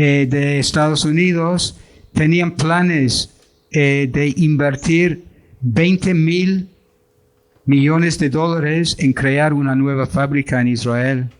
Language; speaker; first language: Spanish; non-native, fluent; English